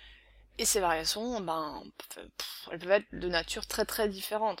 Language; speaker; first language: French; native; French